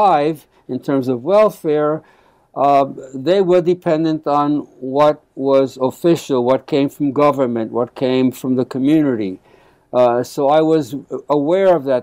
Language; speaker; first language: English; early bilingual, other home language; Spanish